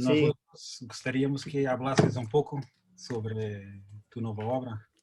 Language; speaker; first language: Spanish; non-native, learner; Portuguese